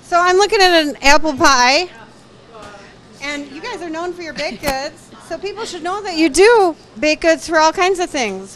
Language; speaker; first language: English; native; English